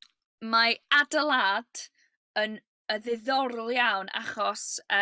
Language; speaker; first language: Welsh; non-native, learner; English